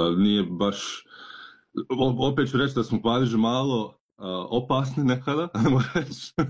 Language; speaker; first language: Serbian; early bilingual, heritage; Croatian